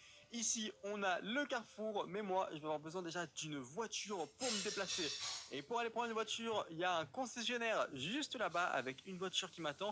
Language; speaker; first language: French; native; French